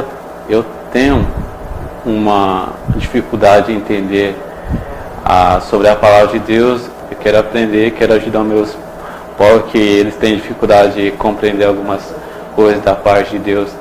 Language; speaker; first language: Portuguese; non-native, local second language; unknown